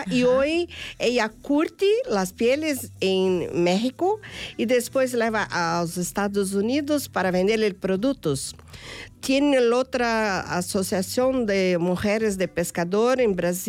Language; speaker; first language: Spanish; non-native, fluent; Portuguese